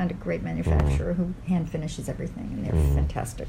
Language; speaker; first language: English; native; English